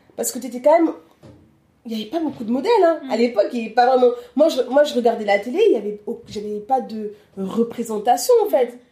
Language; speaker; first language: French; early bilingual, other home language; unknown